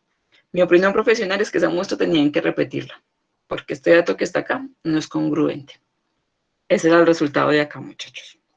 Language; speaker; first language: Spanish; native; Spanish